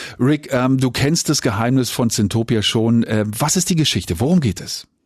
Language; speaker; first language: German; native; German